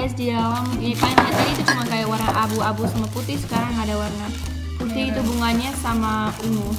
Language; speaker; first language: Indonesian; non-native, fluent; English